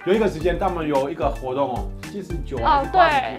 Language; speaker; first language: Chinese; non-native, fluent; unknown